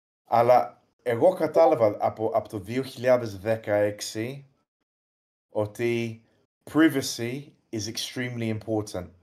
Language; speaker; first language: Greek; early bilingual, heritage; English